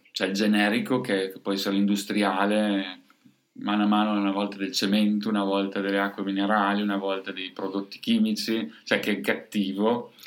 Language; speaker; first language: Italian; native; Italian